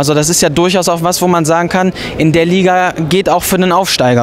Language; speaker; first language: German; native; German